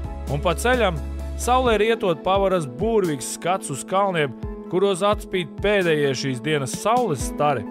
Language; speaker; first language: Latvian; native; Latvian